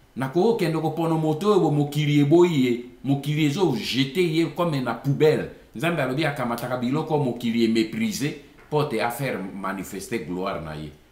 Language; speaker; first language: Lingala; non-native, local second language; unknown